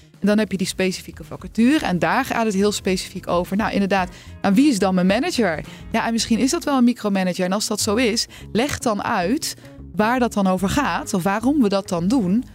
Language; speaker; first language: Dutch; native; Dutch